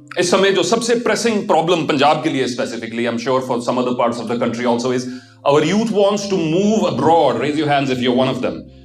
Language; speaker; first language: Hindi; non-native, local second language; Punjabi